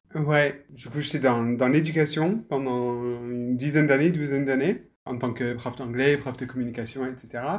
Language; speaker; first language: French; non-native, fluent; English